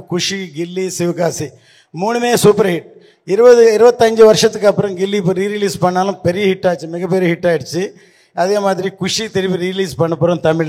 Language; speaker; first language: Tamil; non-native, local second language; Telugu